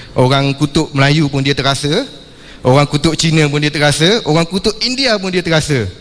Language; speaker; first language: Malay; non-native, local second language; Chinese